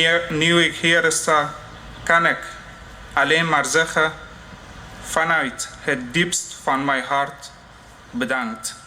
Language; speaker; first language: Dutch; non-native, fluent; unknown